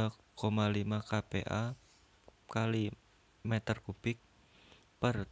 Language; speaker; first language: Indonesian; native; Indonesian